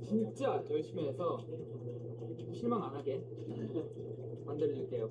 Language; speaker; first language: Korean; non-native, fluent; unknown